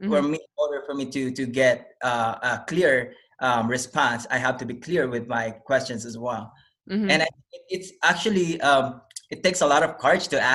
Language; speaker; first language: English; non-native, local second language; Filipino